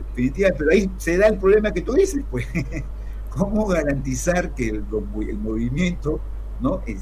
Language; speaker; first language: Spanish; native; Spanish